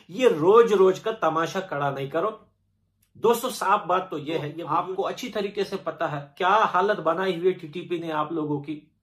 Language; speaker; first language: Hindi; native; Hindi